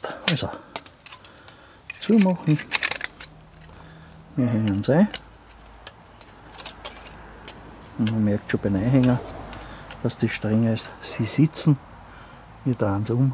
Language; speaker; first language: German; native; German